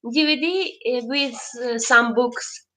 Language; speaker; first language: English; non-native, learner; Ukrainian